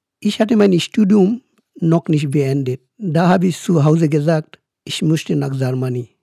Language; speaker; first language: German; non-native, fluent; Bangla